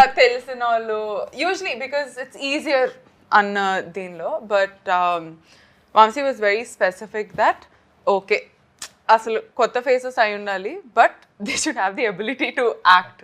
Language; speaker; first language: Telugu; native; Telugu